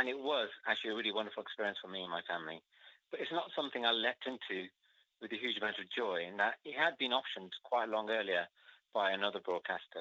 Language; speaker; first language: English; native; English